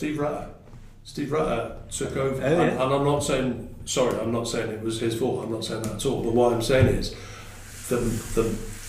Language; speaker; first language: English; native; English